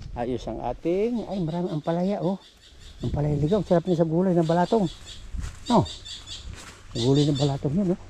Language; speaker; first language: Filipino; native; Filipino